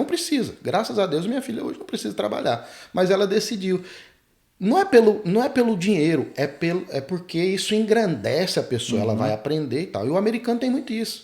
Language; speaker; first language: Portuguese; native; Portuguese